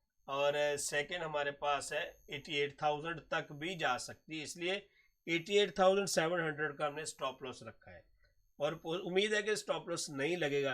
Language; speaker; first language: Hindi; non-native, local second language; Punjabi